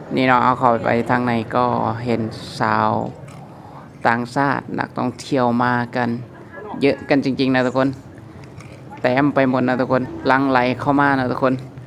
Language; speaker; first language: Thai; native; Thai